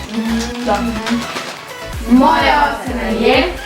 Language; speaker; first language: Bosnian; early bilingual, heritage; Serbian